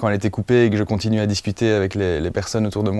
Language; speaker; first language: French; native; French